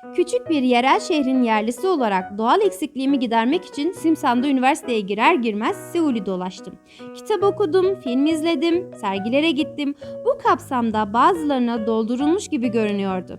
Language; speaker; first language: Turkish; native; Turkish